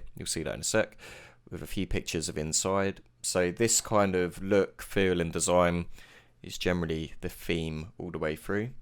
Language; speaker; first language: English; native; English